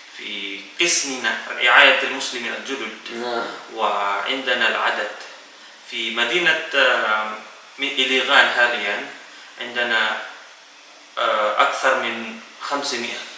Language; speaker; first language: Arabic; non-native, fluent; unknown